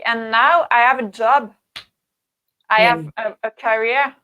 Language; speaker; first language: English; non-native, learner; French